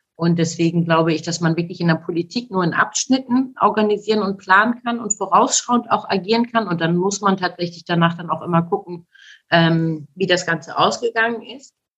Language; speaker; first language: German; early bilingual, other home language; Turkish